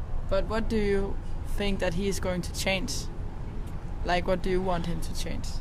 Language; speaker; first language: English; non-native, fluent; Danish